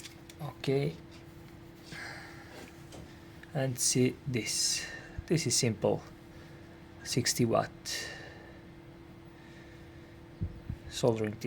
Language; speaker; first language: English; non-native, learner; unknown